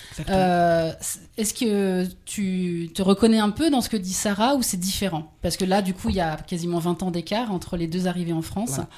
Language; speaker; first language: French; native; French